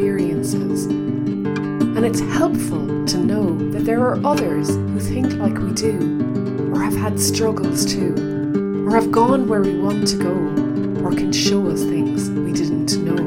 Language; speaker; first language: English; native; English